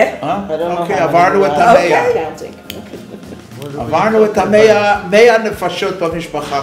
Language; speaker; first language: Hebrew; non-native, fluent; English